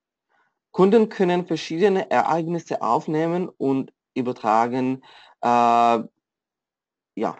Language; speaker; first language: German; non-native, fluent; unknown